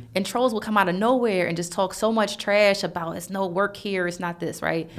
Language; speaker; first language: English; native; English